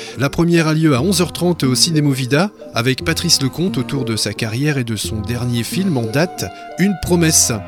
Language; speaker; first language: French; native; French